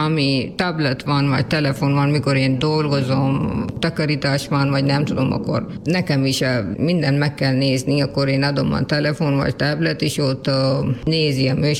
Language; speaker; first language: Hungarian; non-native, learner; Urdu